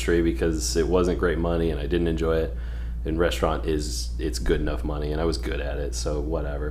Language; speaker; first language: English; native; English